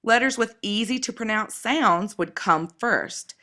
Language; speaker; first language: English; native; English